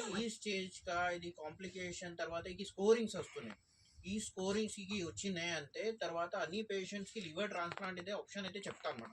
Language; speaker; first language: Telugu; native; Telugu